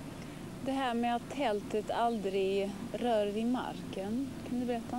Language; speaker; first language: Swedish; native; Swedish